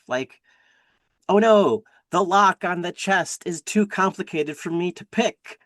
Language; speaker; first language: English; native; English